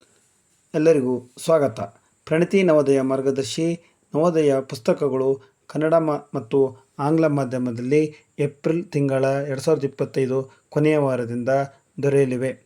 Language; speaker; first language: Kannada; native; Kannada